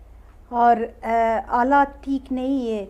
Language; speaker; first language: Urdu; non-native, fluent; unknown